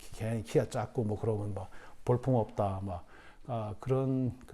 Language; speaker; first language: Korean; native; Korean